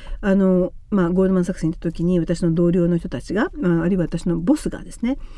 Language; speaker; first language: Japanese; native; Japanese